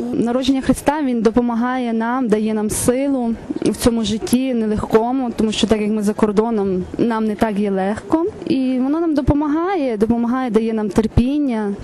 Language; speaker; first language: Ukrainian; native; Ukrainian